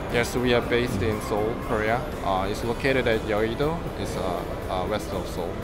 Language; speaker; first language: English; non-native, fluent; Korean